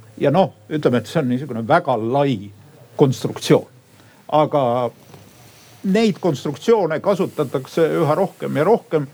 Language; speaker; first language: Estonian; native; Estonian